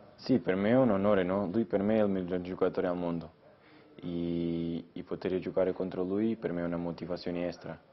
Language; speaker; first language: Italian; non-native, fluent; Portuguese